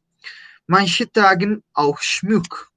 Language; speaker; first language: German; non-native, fluent; Spanish